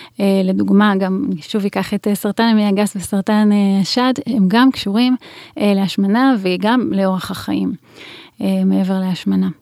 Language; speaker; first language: Hebrew; native; Hebrew